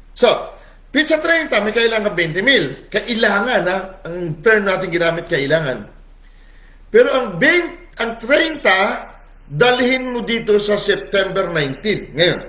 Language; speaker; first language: Filipino; non-native, local second language; Cebuano